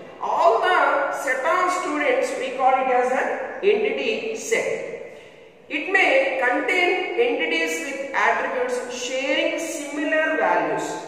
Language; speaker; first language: English; non-native, local second language; Telugu